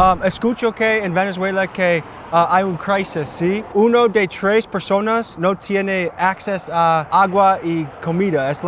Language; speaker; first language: Spanish; non-native, learner; English